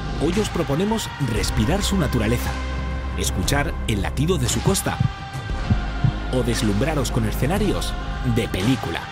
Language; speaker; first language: Spanish; native; Spanish